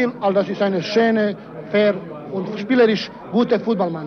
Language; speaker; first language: German; non-native, learner; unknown